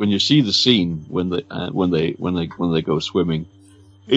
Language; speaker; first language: English; non-native, fluent; Danish